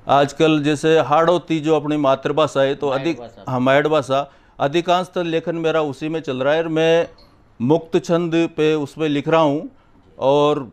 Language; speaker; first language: Hindi; native; Hindi